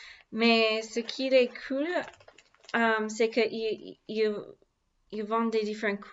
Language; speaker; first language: French; non-native, learner; English